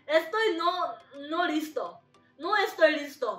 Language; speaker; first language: Spanish; non-native, learner; Japanese